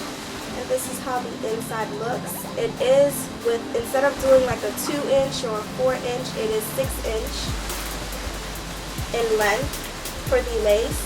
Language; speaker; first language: English; native; English